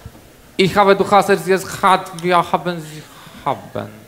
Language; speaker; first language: German; non-native, learner; Polish